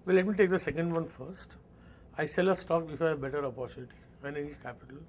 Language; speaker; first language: English; non-native, local second language; Hindi